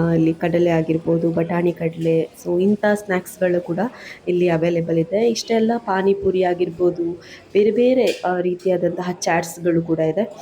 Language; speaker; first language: Kannada; native; Kannada